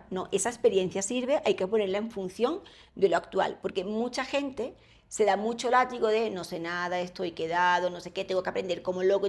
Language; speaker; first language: Spanish; native; Spanish